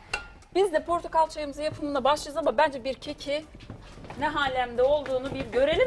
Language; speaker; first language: Turkish; native; Turkish